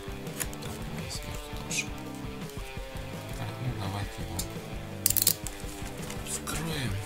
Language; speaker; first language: Russian; native; Russian